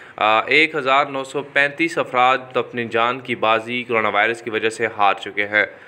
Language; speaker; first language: Urdu; native; Urdu